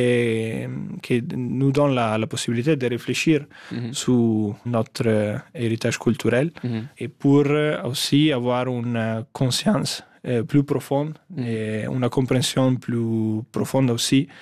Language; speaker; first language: French; non-native, learner; Italian